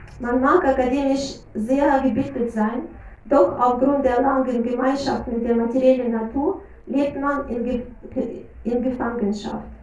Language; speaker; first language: German; non-native, fluent; Russian